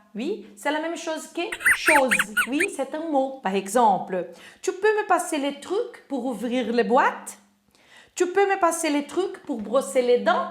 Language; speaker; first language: French; non-native, fluent; Portuguese